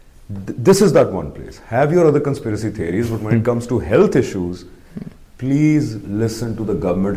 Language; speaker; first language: English; non-native, local second language; Urdu